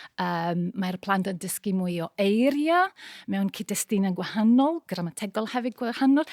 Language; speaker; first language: Welsh; non-native, fluent; Greek